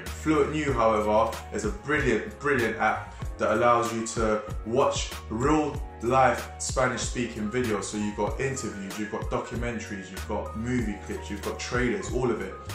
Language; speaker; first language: English; native; English